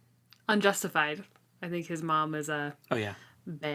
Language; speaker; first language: English; native; English